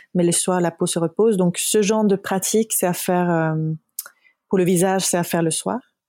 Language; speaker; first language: French; non-native, fluent; Swedish